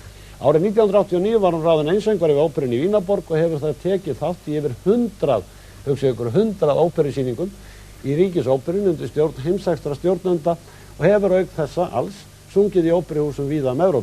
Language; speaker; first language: Icelandic; native; Icelandic